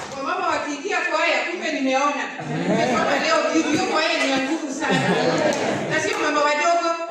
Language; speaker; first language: Swahili; non-native, local second language; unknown